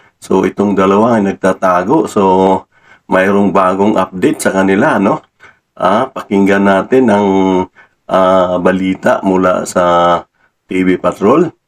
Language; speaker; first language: Filipino; non-native, local second language; Cebuano